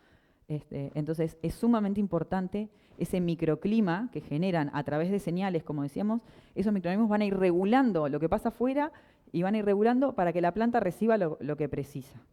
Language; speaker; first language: Spanish; native; Spanish